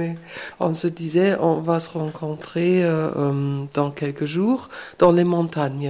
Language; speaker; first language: French; non-native, fluent; German